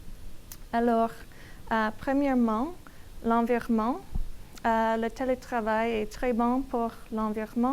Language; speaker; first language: French; non-native, learner; English